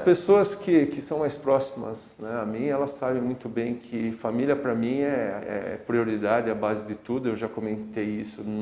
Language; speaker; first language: Portuguese; native; Portuguese